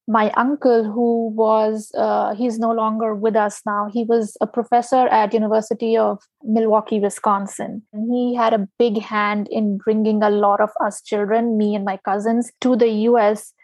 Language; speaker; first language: English; non-native, local second language; Hindi